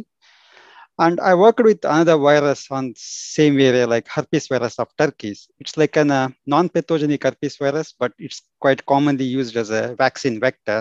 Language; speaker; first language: English; non-native, local second language; Kannada